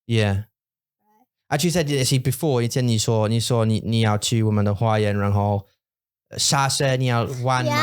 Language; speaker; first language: Chinese; non-native, learner; English